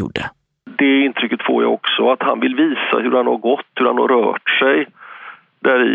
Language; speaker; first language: Swedish; native; Swedish